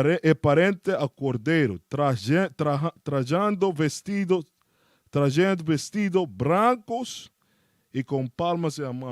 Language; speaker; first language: Portuguese; non-native, fluent; Spanish